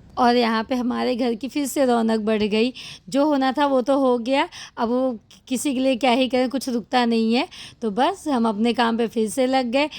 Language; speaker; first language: Hindi; native; Hindi